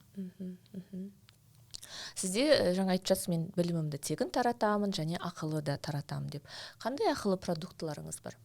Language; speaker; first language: Kazakh; native; Kazakh